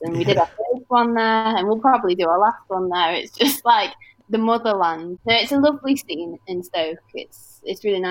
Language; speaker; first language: English; native; English